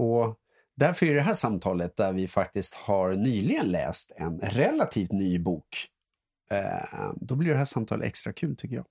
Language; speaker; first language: Swedish; native; Swedish